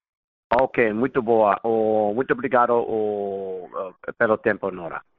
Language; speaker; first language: Portuguese; non-native, fluent; English